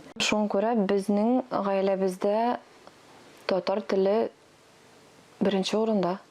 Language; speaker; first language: Tatar; non-native, local second language; Russian